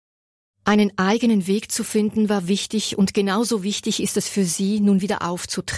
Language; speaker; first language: German; native; German